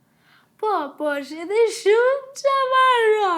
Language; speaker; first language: Albanian; early bilingual, heritage; Albanian